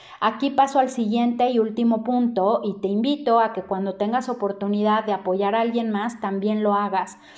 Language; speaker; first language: Spanish; native; Spanish